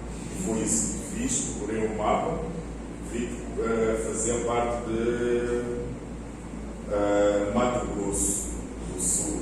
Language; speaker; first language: Portuguese; non-native, local second language; Tsonga